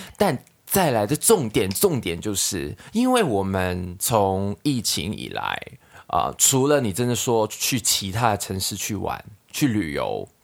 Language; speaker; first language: Chinese; non-native, local second language; Cantonese